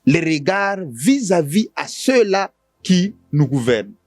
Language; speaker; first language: French; non-native, local second language; Swahili